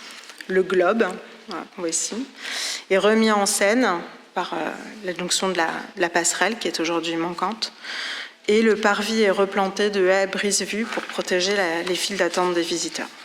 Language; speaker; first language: French; native; French